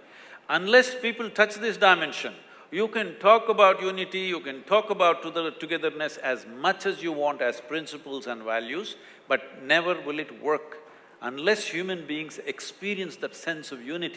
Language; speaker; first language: English; non-native, local second language; Kannada